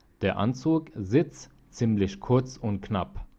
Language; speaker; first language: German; non-native, fluent; Persian